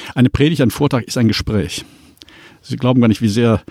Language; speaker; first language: German; native; German